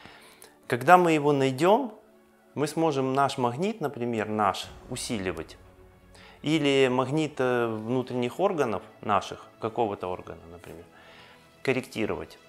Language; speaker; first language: Russian; native; Russian